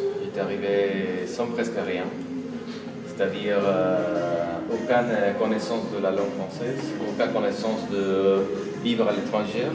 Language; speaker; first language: French; non-native, fluent; Spanish